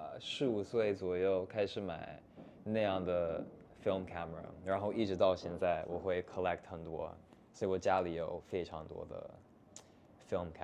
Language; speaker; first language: Chinese; non-native, fluent; English